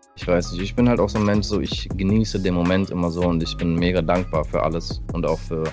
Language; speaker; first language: German; early bilingual, other home language; English